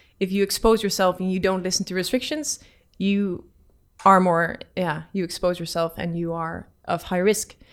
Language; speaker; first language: English; non-native, fluent; Dutch